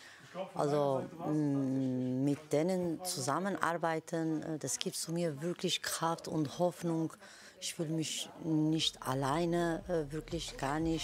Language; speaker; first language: German; non-native, fluent; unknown